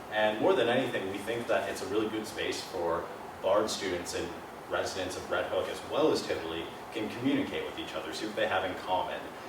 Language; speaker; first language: English; native; English